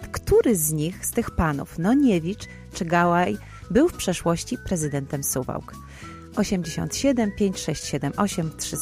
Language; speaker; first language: Polish; native; Polish